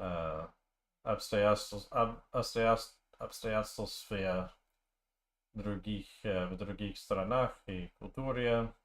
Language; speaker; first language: Russian; non-native, learner; English